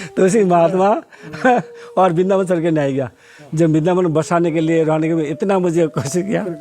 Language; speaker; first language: Hindi; non-native, local second language; Bangla